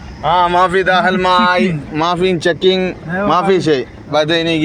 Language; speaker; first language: Arabic; non-native, learner; Malayalam